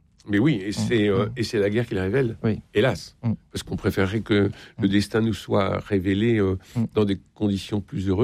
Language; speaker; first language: French; native; French